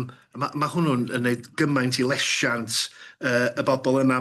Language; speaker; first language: Welsh; native; Welsh